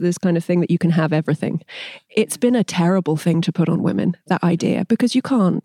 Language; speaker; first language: English; native; English